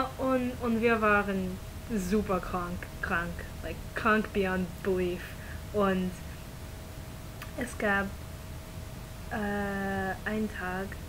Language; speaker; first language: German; non-native, learner; English